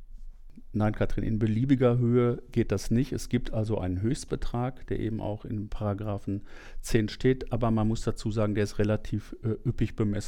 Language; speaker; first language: German; native; German